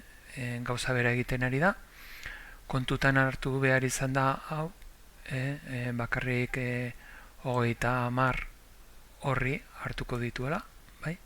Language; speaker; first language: Basque; non-native, local second language; Spanish